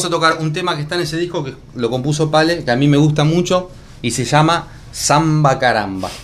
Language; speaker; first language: Spanish; native; Spanish